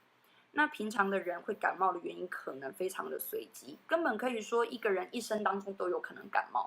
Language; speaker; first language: Chinese; native; Chinese